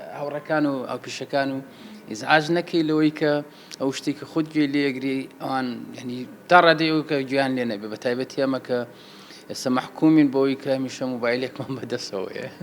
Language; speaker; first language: Central Kurdish; non-native, local second language; Gurani